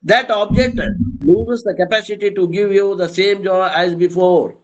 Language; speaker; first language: English; non-native, local second language; Kannada